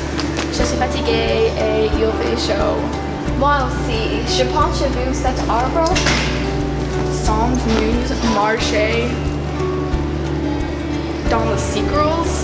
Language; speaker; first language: French; non-native, learner; English